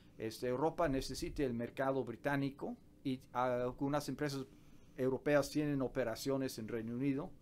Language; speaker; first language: Spanish; non-native, fluent; English